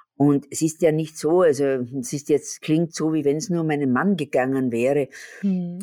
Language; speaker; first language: German; native; German